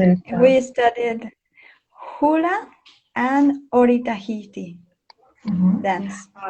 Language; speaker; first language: English; non-native, fluent; Spanish